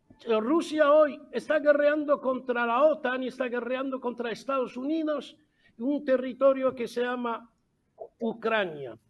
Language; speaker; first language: Spanish; non-native, fluent; Arabic